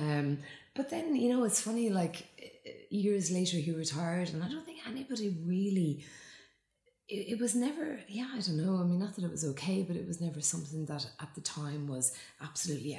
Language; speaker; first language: English; native; English